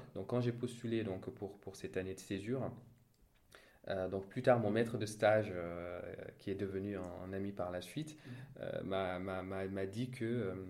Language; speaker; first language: French; non-native, local second language; Wolof